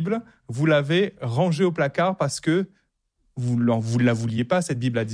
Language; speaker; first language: French; native; French